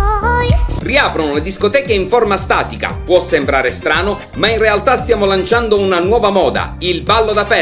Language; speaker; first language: Italian; native; Italian